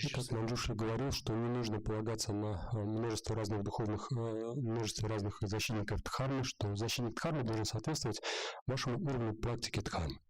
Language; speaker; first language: Russian; native; Russian